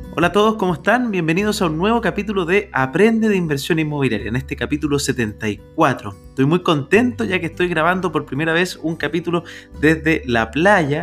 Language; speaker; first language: Spanish; native; Spanish